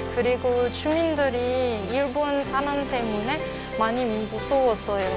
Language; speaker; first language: Korean; non-native, fluent; French